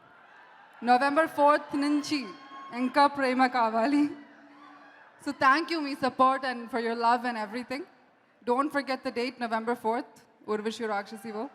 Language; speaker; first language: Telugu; non-native, fluent; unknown